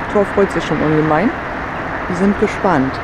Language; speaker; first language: German; native; German